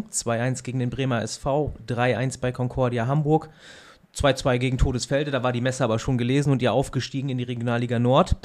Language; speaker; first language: German; native; German